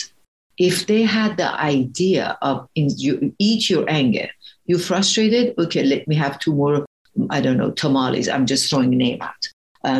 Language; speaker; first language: English; non-native, fluent; Persian